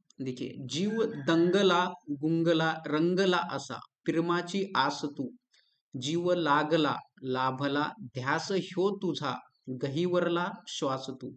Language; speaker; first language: Hindi; non-native, local second language; Marathi